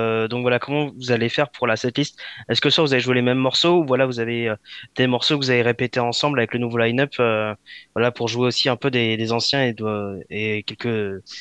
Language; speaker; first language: French; native; French